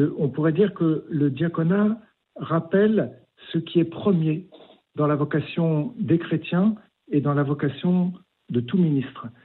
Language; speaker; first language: French; native; French